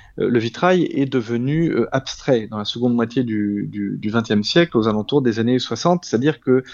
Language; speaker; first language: French; native; French